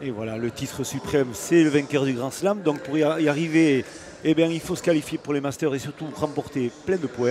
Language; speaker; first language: French; native; French